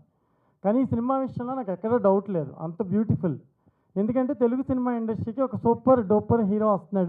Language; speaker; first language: Telugu; native; Telugu